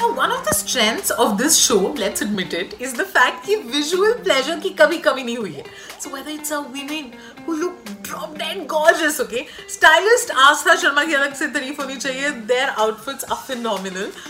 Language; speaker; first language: English; non-native, local second language; Hindi